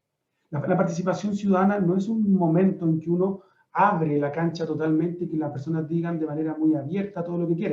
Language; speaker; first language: Spanish; native; Spanish